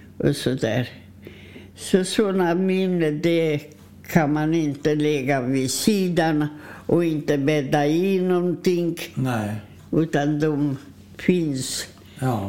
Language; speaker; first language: Swedish; non-native, fluent; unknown